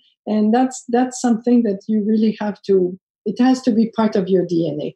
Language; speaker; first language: English; non-native, fluent; French